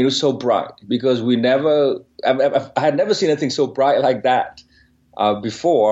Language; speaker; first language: English; non-native, fluent; Vietnamese